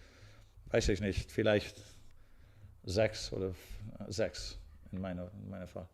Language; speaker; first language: German; non-native, learner; English